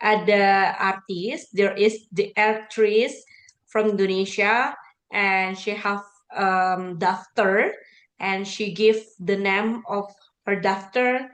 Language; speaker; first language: English; non-native, learner; Indonesian